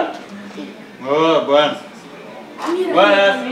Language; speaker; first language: Spanish; non-native, learner; Serbian